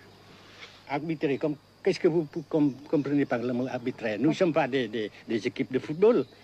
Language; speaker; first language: French; non-native, fluent; Vietnamese